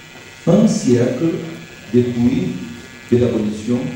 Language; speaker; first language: French; non-native, learner; Portuguese